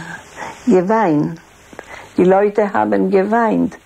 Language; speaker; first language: German; non-native, fluent; Polish